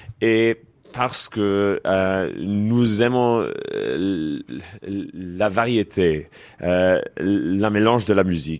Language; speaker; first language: French; non-native, learner; English